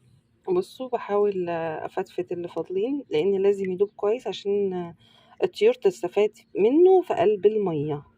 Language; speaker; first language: Arabic; native; Arabic